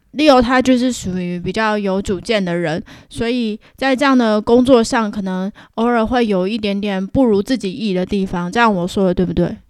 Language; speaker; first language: Chinese; native; Chinese